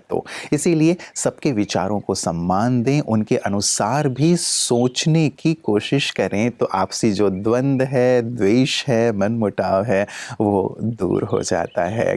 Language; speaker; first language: Hindi; native; Hindi